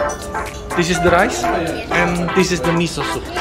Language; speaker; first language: English; non-native, learner; Indonesian